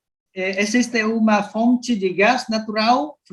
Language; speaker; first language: Portuguese; non-native, learner; Vietnamese